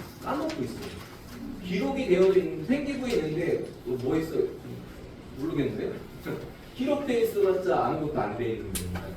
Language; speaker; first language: Korean; native; Korean